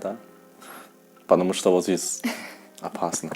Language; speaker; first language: Russian; non-native, learner; Chinese